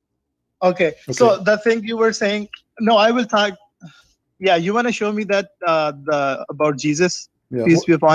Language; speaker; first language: English; non-native, fluent; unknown